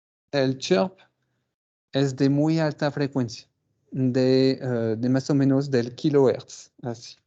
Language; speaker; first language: Spanish; non-native, fluent; French